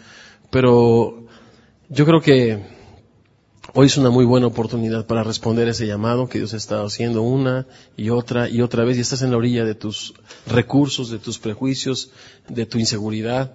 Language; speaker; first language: Spanish; native; Spanish